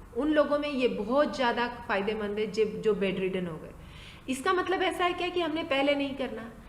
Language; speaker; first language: Hindi; non-native, local second language; Marathi